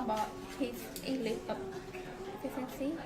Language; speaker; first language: English; non-native, learner; Khmer